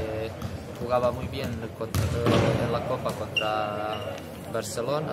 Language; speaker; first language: Spanish; non-native, fluent; Serbian